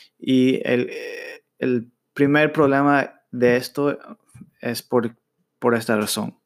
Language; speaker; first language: Spanish; early bilingual, heritage; Spanish